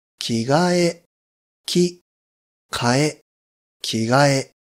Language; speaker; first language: Japanese; native; Japanese